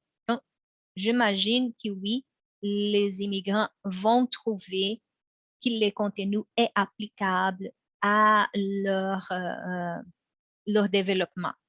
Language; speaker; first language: French; non-native, fluent; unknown